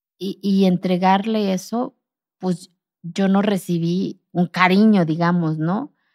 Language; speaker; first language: Spanish; non-native, local second language; Zapotec